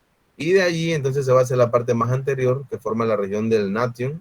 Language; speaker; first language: Spanish; native; Spanish